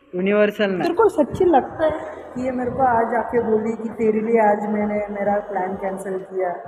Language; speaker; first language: Hindi; non-native, local second language; Marathi